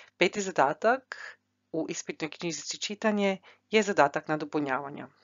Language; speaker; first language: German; non-native, fluent; Croatian